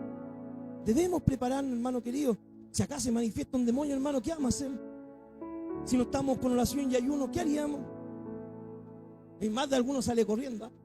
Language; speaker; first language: Spanish; native; Spanish